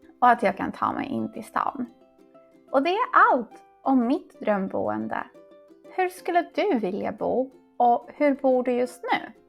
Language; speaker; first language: Swedish; non-native, fluent; Polish